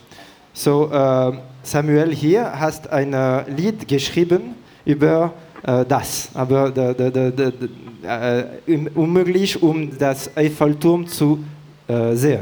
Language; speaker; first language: German; non-native, learner; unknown